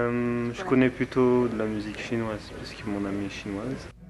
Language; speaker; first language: French; early bilingual, other home language; Korean